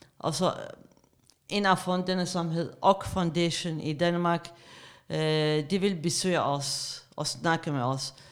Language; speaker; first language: Danish; non-native, fluent; Arabic